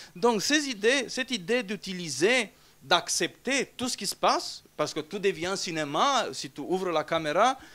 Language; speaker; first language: French; non-native, fluent; Romanian